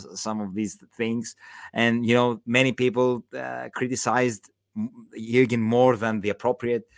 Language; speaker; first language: English; non-native, fluent; Greek